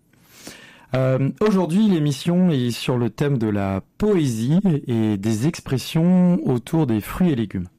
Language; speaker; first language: French; native; French